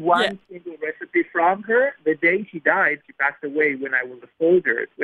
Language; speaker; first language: English; non-native, fluent; Hebrew